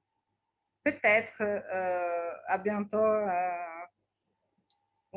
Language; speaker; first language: French; non-native, fluent; Portuguese